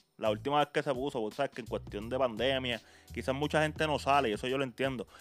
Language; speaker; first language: Spanish; native; Spanish